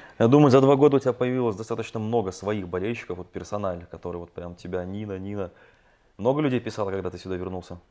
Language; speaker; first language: Russian; native; Russian